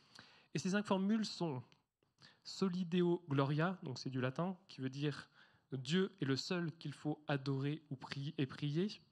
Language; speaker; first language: French; native; French